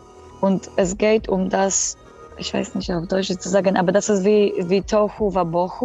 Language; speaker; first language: German; non-native, fluent; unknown